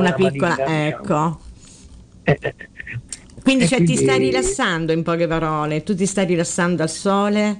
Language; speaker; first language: Italian; native; Italian